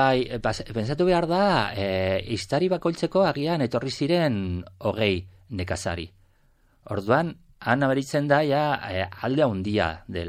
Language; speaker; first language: Basque; non-native, local second language; Spanish